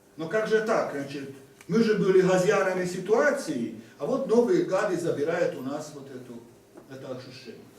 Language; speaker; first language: Russian; non-native, fluent; Hungarian